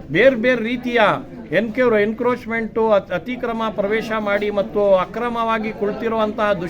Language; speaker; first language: Kannada; non-native, local second language; Urdu